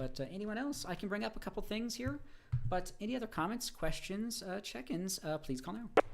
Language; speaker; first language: English; native; English